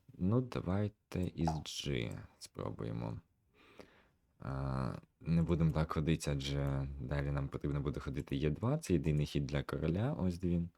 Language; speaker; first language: Ukrainian; native; Ukrainian